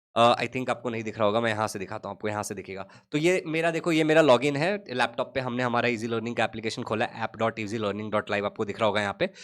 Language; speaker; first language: Hindi; native; Hindi